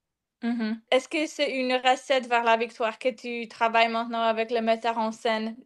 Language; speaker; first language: French; non-native, fluent; Polish